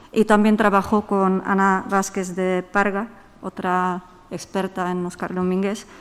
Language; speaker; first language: Spanish; non-native, fluent; Czech